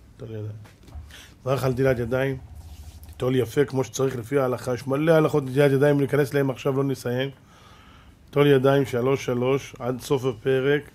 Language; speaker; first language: Hebrew; native; Hebrew